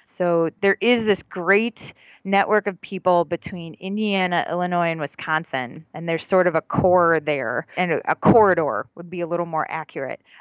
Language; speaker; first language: English; native; English